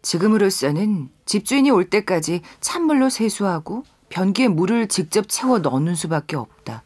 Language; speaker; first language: Korean; native; Korean